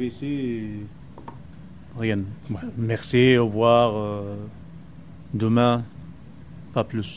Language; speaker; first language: French; non-native, learner; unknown